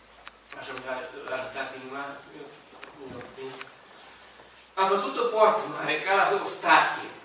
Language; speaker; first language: Romanian; non-native, learner; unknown